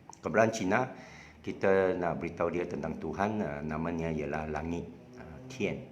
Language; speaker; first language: Malay; non-native, local second language; Chinese